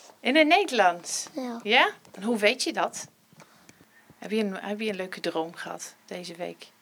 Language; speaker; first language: Dutch; non-native, fluent; English